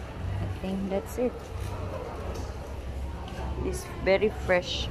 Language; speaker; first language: English; non-native, local second language; Filipino